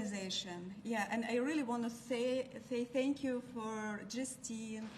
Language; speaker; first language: English; non-native, learner; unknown